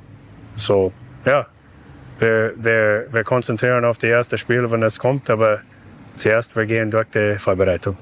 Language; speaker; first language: German; non-native, learner; English